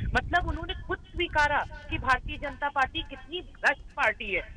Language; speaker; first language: Hindi; native; Hindi